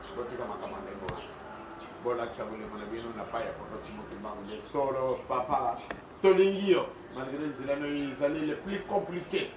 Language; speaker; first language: Lingala; non-native, local second language; Kongo